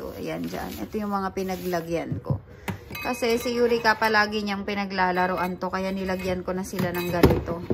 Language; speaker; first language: Filipino; native; Filipino